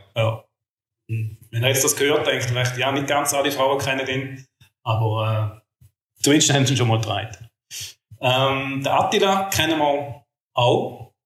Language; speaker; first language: German; native; German